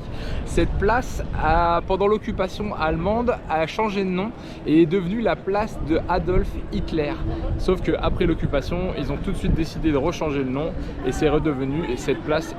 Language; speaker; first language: French; native; French